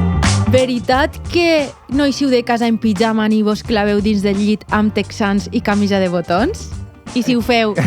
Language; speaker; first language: Catalan; native; Catalan